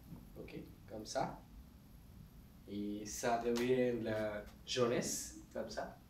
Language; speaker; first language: French; non-native, learner; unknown